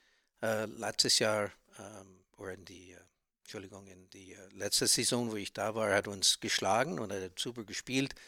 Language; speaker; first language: German; non-native, learner; English